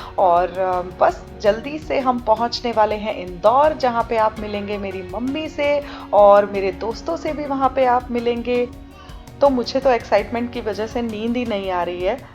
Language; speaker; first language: Hindi; native; Hindi